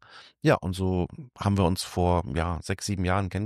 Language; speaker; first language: German; native; German